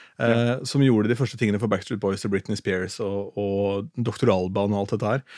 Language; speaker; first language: Norwegian; native; Norwegian